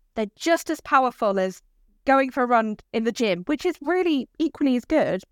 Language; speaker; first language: English; native; English